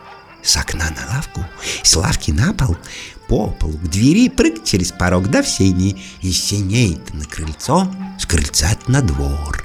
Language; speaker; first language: Russian; native; Russian